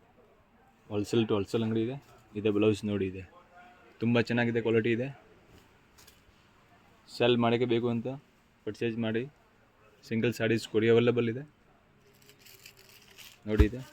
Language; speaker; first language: Kannada; non-native, local second language; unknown